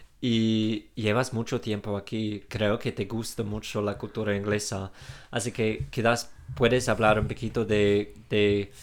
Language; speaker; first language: Spanish; non-native, fluent; English